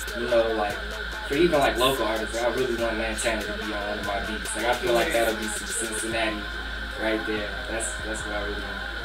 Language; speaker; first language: English; native; English